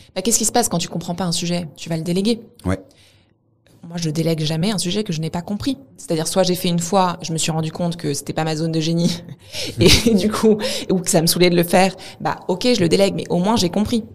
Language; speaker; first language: French; native; French